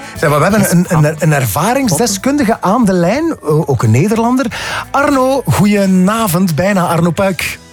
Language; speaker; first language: Dutch; native; Dutch